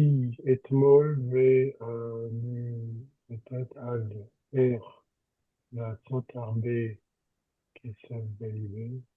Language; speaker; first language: Hebrew; non-native, learner; French